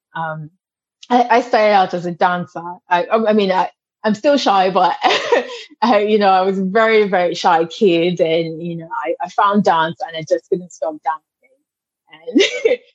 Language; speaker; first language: English; non-native, local second language; Yoruba